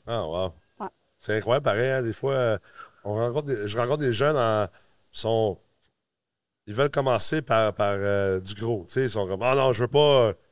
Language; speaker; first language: French; native; French